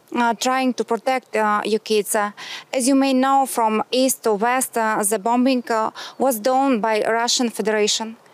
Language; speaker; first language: English; non-native, learner; Ukrainian